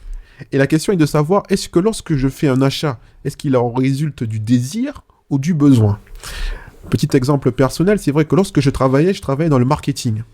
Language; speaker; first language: French; native; French